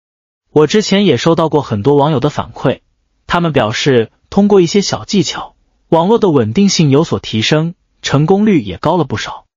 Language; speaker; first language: Chinese; native; Chinese